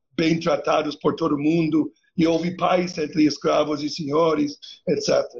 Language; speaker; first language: Portuguese; non-native, fluent; English